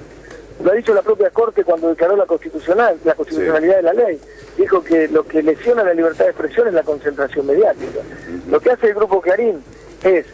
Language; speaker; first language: Spanish; native; Spanish